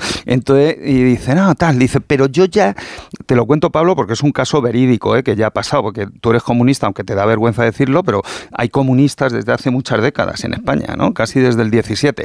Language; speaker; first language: Spanish; native; Spanish